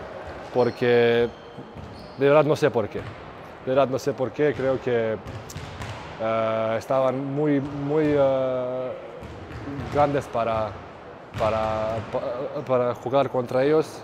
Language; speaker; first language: Spanish; non-native, fluent; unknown